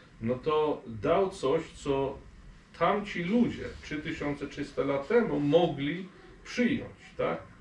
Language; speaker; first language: Polish; non-native, fluent; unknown